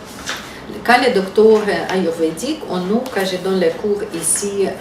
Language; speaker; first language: French; non-native, fluent; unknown